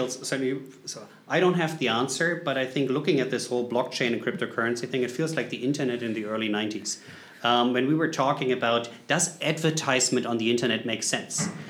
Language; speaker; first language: English; non-native, fluent; German